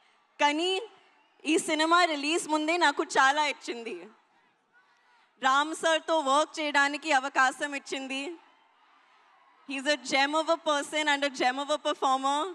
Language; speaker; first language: Telugu; non-native, learner; Hindi